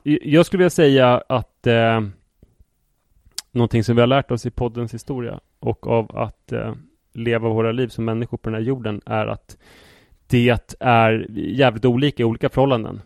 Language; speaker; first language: Swedish; native; Swedish